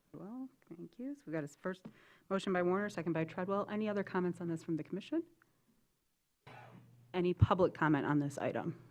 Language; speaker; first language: English; native; English